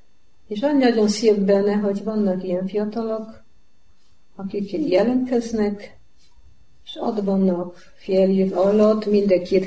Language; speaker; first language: Hungarian; non-native, learner; Polish